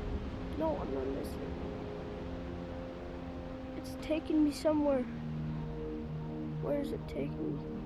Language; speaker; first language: English; native; English